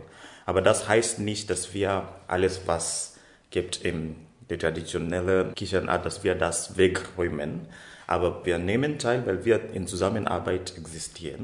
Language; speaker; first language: German; non-native, learner; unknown